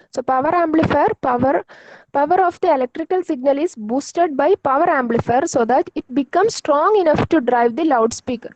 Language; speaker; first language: English; non-native, local second language; Malayalam